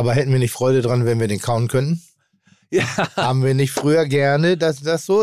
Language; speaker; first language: German; native; German